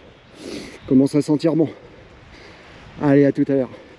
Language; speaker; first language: French; native; French